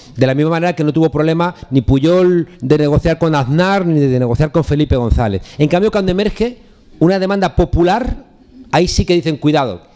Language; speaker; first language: Spanish; native; Spanish